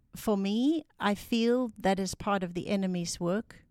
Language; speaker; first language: English; non-native, local second language; Afrikaans